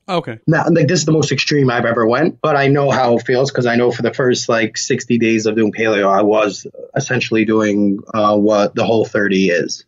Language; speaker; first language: English; native; English